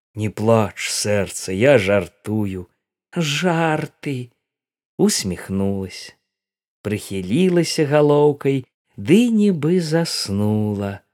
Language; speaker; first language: Belarusian; native; Belarusian